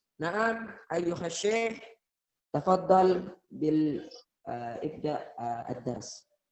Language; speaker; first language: Arabic; non-native, fluent; Indonesian